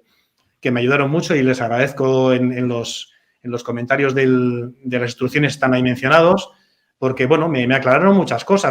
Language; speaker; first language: Spanish; native; Spanish